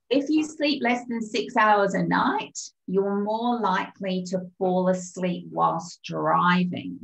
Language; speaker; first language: English; native; English